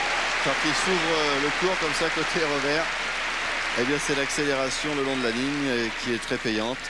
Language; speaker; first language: French; native; French